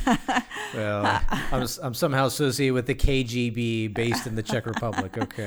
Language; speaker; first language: English; native; English